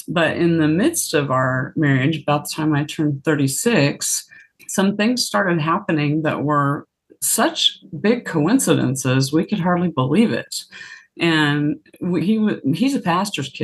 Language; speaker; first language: English; native; English